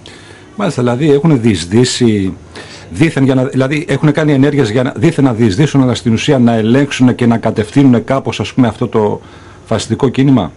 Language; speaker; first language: Greek; native; Greek